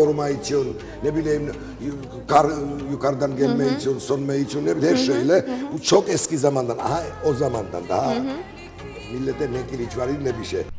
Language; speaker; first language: Turkish; non-native, learner; Georgian